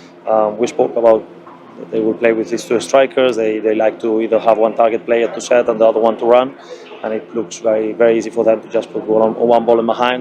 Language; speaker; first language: English; non-native, fluent; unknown